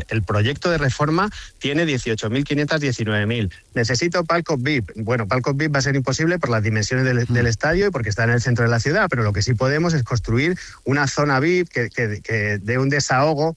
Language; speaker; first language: Spanish; native; Spanish